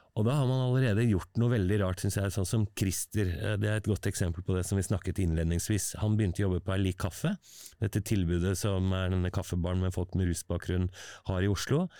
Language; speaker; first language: Norwegian; native; Norwegian